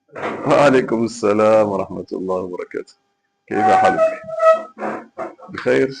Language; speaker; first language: Arabic; non-native, fluent; Malay